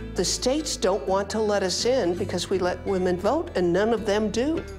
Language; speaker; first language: English; native; English